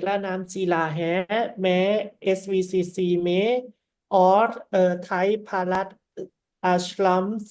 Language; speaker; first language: Hindi; non-native, learner; Thai